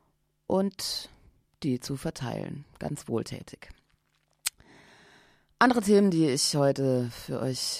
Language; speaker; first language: German; native; German